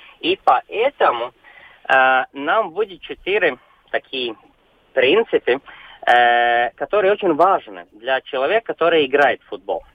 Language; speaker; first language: Russian; non-native, local second language; Latvian